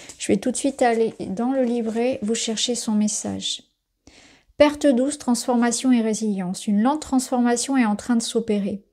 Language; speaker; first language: French; native; French